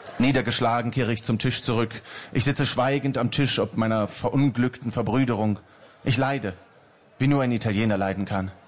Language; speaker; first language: German; native; German